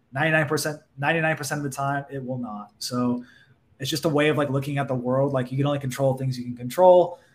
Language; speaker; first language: English; native; English